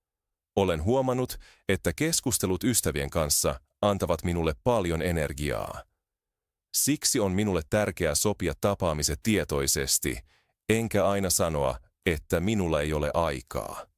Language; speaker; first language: Finnish; non-native, fluent; Spanish